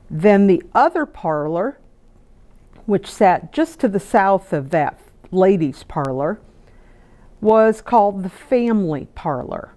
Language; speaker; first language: English; native; English